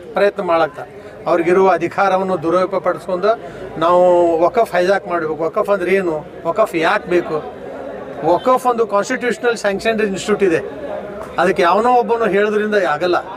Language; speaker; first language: Kannada; non-native, local second language; Urdu